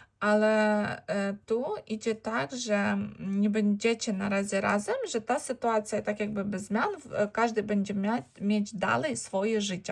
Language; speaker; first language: Polish; non-native, learner; Ukrainian